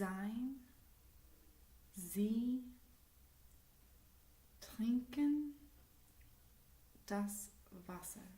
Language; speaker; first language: German; non-native, fluent; English